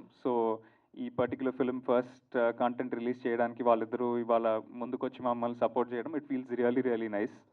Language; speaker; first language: Telugu; native; Telugu